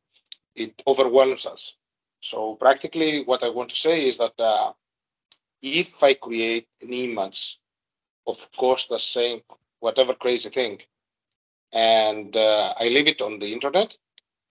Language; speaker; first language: English; non-native, fluent; Greek